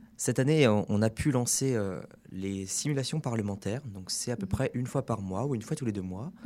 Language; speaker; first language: French; native; French